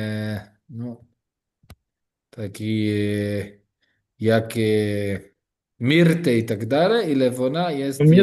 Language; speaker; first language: Polish; non-native, learner; Hebrew